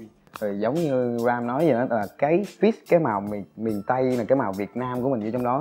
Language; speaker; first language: Vietnamese; native; Vietnamese